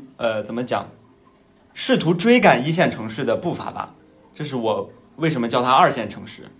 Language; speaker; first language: Chinese; native; Chinese